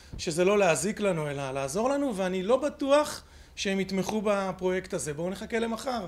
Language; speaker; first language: Hebrew; native; Hebrew